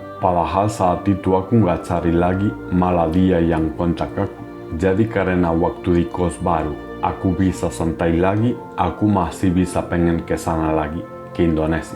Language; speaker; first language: Indonesian; non-native, fluent; Spanish